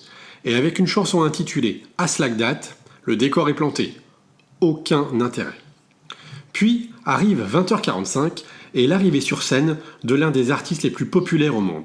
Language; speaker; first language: French; native; French